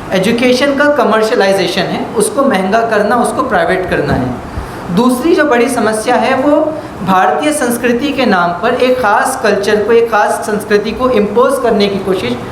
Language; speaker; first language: Hindi; native; Hindi